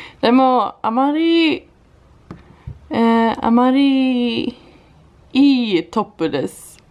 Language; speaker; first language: Japanese; non-native, learner; Swedish